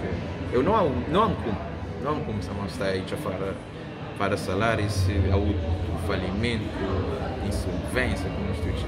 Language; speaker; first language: Romanian; non-native, learner; Kabuverdianu